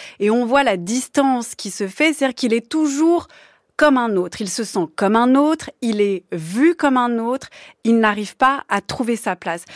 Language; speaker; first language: French; native; French